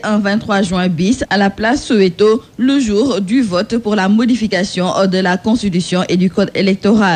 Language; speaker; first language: French; non-native, local second language; Wolof